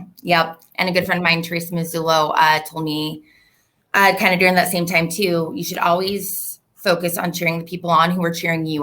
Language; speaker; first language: English; native; English